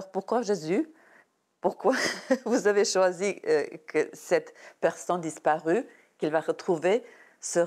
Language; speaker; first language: French; non-native, fluent; Serbian